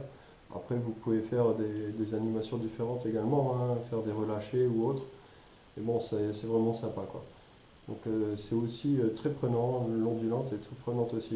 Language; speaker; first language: French; native; French